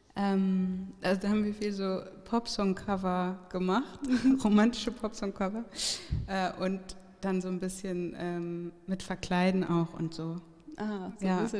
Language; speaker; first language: German; native; German